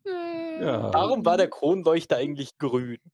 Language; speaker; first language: German; native; German